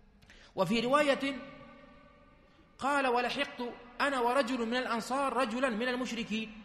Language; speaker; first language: Arabic; native; Arabic